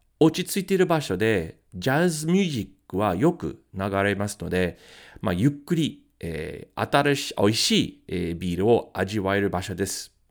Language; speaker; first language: Japanese; non-native, fluent; English